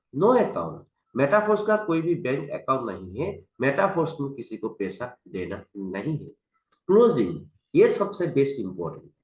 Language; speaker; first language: Hindi; non-native, local second language; Assamese